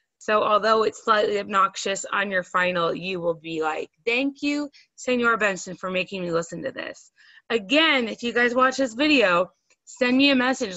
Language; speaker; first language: English; native; English